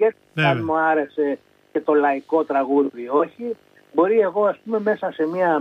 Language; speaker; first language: Greek; native; Greek